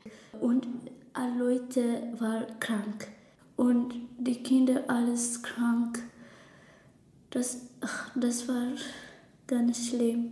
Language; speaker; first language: German; non-native, learner; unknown